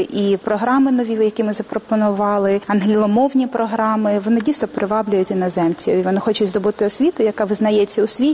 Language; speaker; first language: Ukrainian; native; Ukrainian